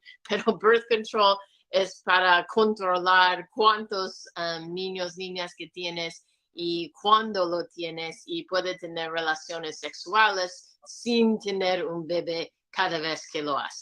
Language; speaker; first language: Spanish; non-native, learner; English